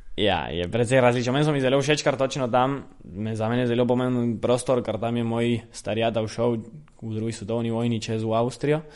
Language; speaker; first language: Slovenian; early bilingual, heritage; Slovenian